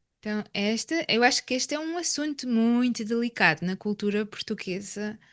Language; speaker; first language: Portuguese; native; Portuguese